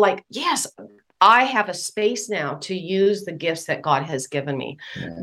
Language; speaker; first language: English; native; English